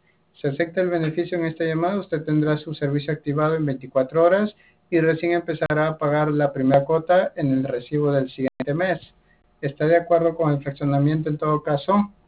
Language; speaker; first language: Spanish; native; Spanish